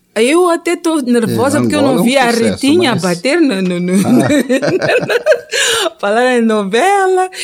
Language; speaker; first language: Portuguese; non-native, local second language; Tsonga